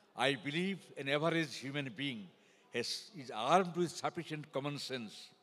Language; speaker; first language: English; non-native, local second language; Odia